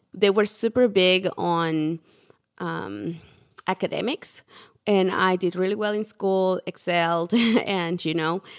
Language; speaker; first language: English; non-native, fluent; Spanish